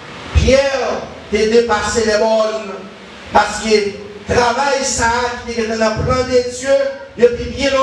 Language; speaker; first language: French; non-native, learner; Haitian Creole